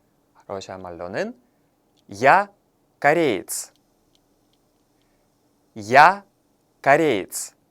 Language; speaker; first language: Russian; non-native, fluent; Korean